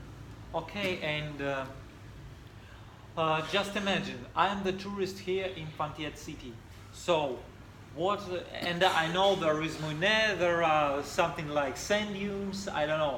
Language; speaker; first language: English; non-native, fluent; Russian